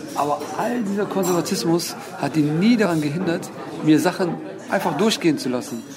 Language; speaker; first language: German; early bilingual, other home language; Turkish